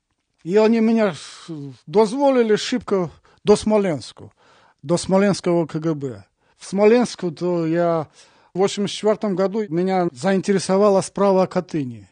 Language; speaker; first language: Polish; non-native, learner; Russian